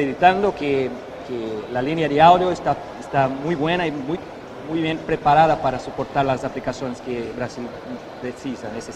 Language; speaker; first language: Spanish; non-native, fluent; Portuguese